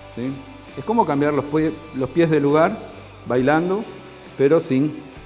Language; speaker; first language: Spanish; native; Spanish